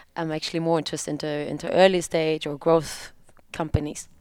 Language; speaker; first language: English; non-native, fluent; German